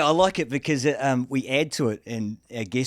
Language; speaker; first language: English; native; English